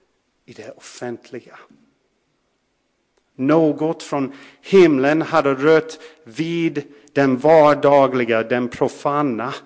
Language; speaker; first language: Swedish; non-native, fluent; English